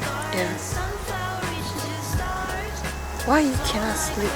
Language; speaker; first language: English; non-native, learner; Korean